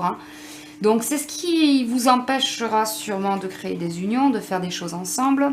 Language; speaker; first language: French; native; French